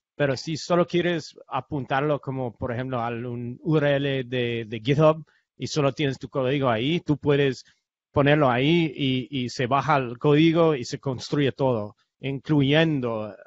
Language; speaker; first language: Spanish; non-native, learner; English